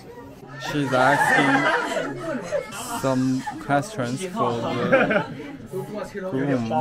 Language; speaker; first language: English; non-native, local second language; Chinese